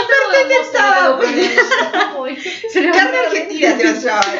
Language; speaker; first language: Spanish; native; Spanish